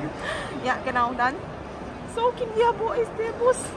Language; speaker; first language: German; non-native, learner; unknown